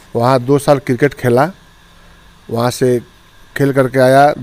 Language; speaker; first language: Hindi; native; Hindi